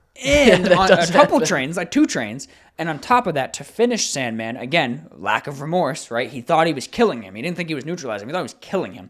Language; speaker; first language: English; native; English